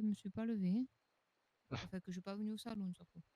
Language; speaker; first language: French; native; French